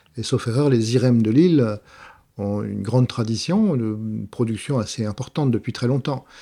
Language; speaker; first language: French; native; French